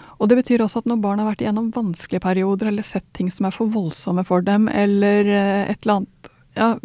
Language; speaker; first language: Norwegian; non-native, fluent; Swedish